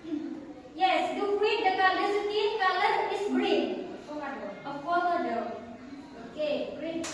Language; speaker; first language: English; non-native, learner; Indonesian